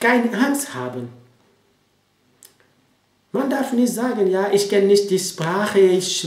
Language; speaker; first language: German; non-native, learner; French